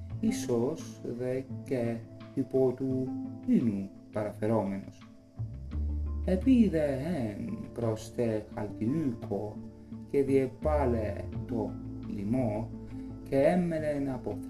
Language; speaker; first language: Greek; non-native, learner; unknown